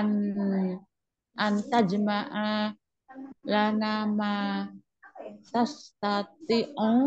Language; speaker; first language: Arabic; non-native, learner; Indonesian